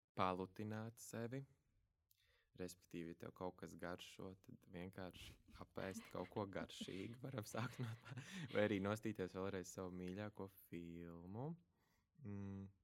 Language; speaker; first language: Latvian; native; Latvian